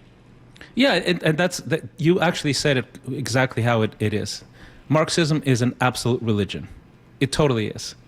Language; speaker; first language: English; non-native, fluent; Spanish